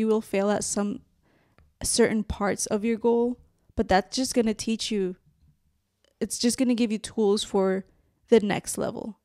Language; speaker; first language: English; early bilingual, other home language; Spanish